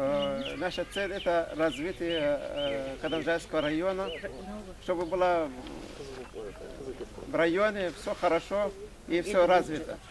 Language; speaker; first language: Russian; non-native, fluent; Arabic